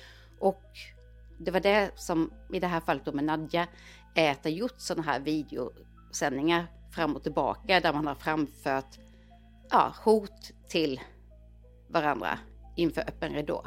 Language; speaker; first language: Swedish; native; Swedish